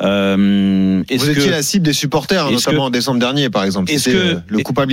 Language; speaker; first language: French; native; French